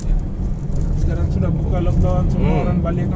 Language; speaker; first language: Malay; non-native, learner; Bangla